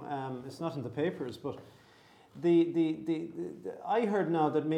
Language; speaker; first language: English; native; English